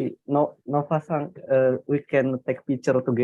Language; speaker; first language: English; non-native, learner; Indonesian